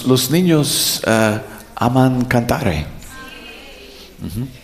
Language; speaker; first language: Spanish; non-native, learner; English